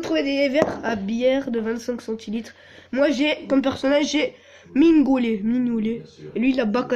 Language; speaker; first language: French; native; French